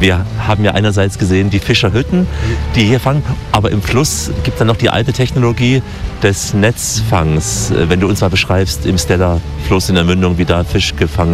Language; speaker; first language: German; native; German